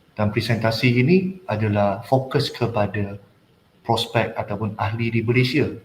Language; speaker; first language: Malay; non-native, local second language; Chinese